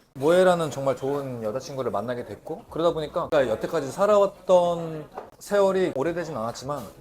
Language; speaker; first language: Korean; native; Korean